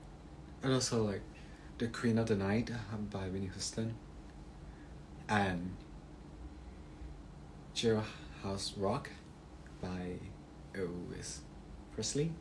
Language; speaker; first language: English; non-native, learner; Thai